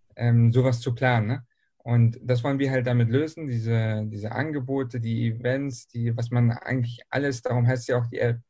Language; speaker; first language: German; native; German